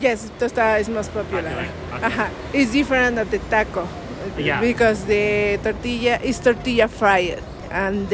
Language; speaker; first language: English; non-native, learner; Spanish